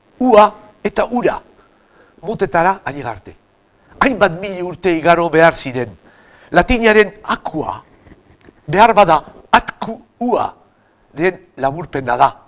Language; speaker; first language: Basque; native; Basque